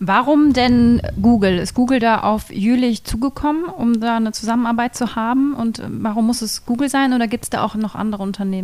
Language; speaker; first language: German; native; German